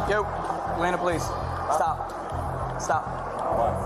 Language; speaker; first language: English; native; English